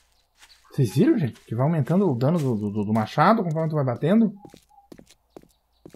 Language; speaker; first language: Portuguese; native; Portuguese